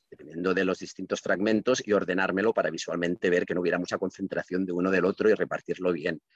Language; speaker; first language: Spanish; non-native, local second language; Catalan